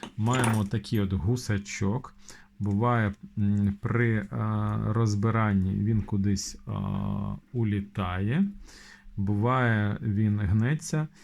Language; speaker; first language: Ukrainian; non-native, local second language; Russian